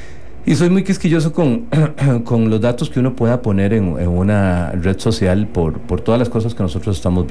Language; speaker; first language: Spanish; native; Spanish